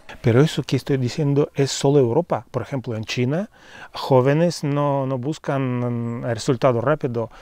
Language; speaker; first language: Spanish; non-native, fluent; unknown